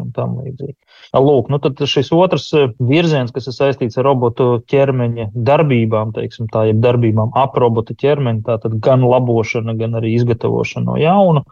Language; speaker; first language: Latvian; native; Latvian